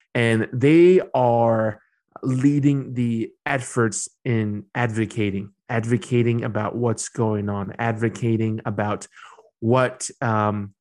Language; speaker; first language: English; early bilingual, other home language; Burmese